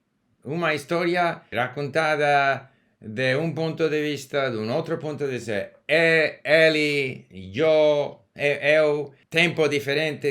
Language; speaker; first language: Portuguese; non-native, learner; English